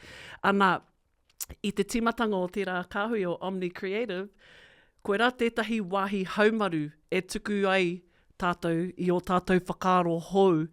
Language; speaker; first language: Māori; non-native, local second language; English